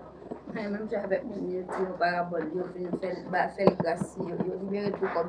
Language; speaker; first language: French; non-native, local second language; Haitian Creole